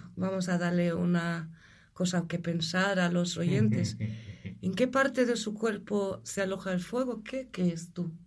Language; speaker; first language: Spanish; non-native, fluent; German